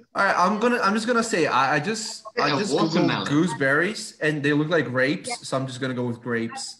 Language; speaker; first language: English; non-native, fluent; Portuguese